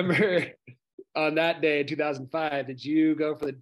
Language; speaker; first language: English; native; English